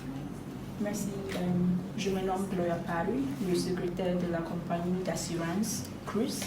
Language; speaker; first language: French; non-native, learner; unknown